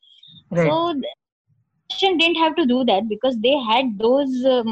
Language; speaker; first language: English; non-native, local second language; Marathi